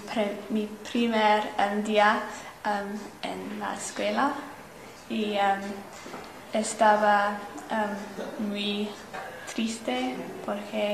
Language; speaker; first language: Spanish; non-native, learner; English